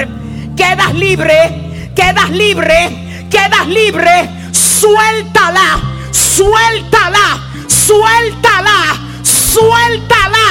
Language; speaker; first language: Spanish; native; Spanish